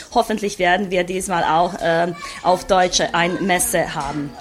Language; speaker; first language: German; non-native, local second language; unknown